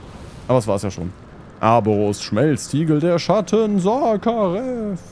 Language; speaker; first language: German; native; German